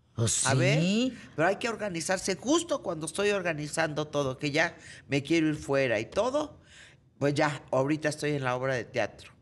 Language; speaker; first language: Spanish; native; Spanish